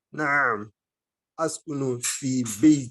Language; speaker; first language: Arabic; non-native, learner; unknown